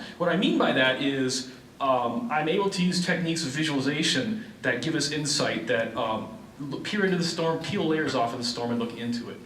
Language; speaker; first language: English; native; English